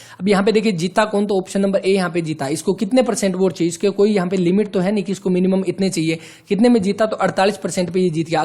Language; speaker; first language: Hindi; native; Hindi